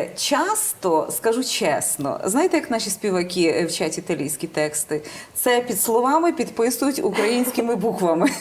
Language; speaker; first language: Ukrainian; native; Ukrainian